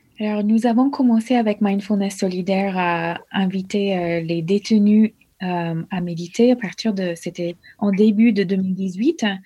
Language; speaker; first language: French; non-native, fluent; English